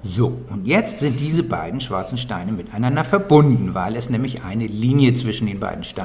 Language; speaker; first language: German; native; German